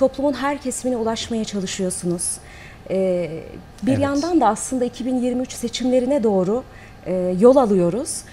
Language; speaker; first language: Turkish; native; Turkish